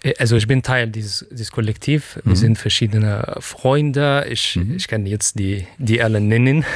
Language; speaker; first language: German; non-native, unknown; Arabic